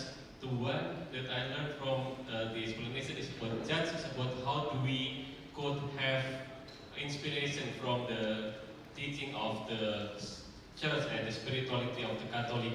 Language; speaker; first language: English; non-native, fluent; Indonesian